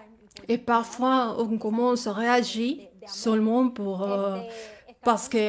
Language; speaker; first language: French; non-native, fluent; Spanish